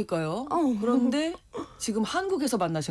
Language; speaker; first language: Korean; native; Korean